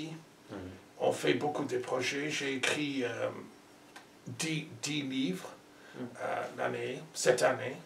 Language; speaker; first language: French; non-native, learner; English